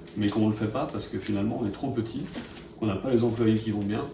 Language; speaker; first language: French; native; French